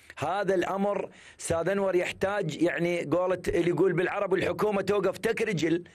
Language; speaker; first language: Arabic; native; Arabic